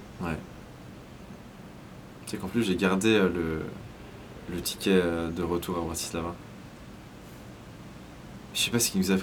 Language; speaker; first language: French; native; French